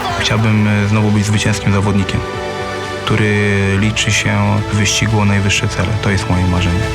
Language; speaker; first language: Polish; native; Polish